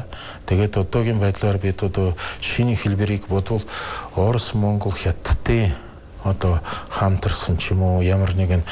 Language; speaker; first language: Mongolian; non-native, fluent; Russian